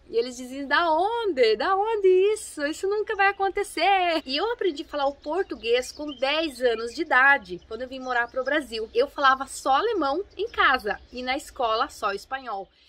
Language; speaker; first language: Portuguese; early bilingual, other home language; German